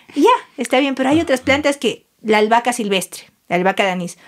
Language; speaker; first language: Spanish; native; Spanish